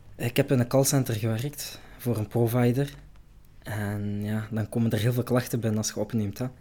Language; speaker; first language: Dutch; early bilingual, other home language; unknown